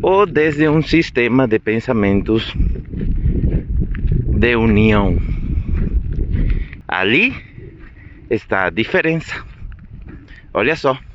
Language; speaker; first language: Portuguese; non-native, fluent; Spanish